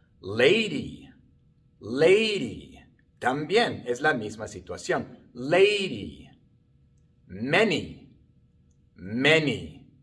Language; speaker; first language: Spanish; non-native, fluent; English